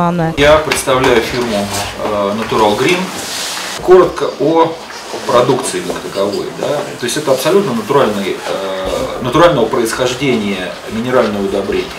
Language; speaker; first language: Russian; native; Russian